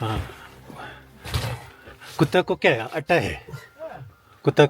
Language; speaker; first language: Hindi; non-native, local second language; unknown